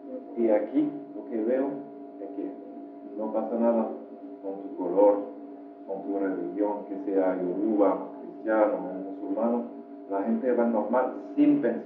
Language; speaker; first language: Spanish; non-native, fluent; French